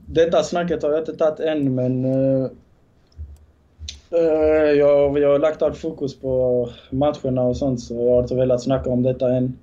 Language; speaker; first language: Swedish; early bilingual, other home language; Bosnian